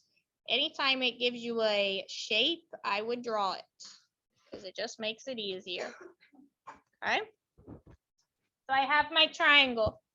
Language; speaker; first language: English; native; English